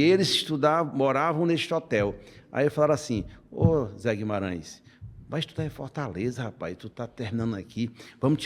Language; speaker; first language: Portuguese; native; Portuguese